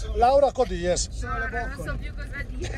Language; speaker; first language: Italian; native; Italian